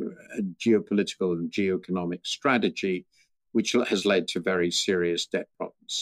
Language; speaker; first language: English; native; English